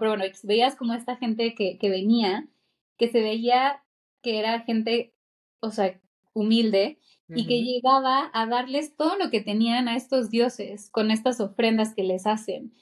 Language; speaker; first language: Spanish; native; Spanish